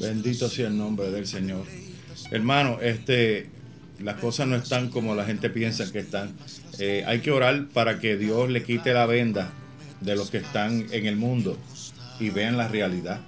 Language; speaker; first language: Spanish; native; Spanish